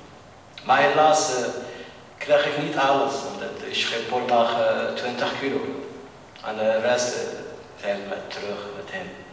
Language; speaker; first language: Dutch; non-native, learner; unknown